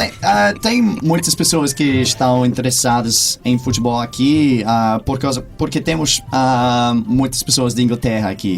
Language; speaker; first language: Portuguese; non-native, fluent; English